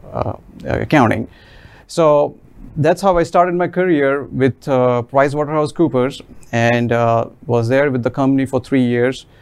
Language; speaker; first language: English; non-native, local second language; Gujarati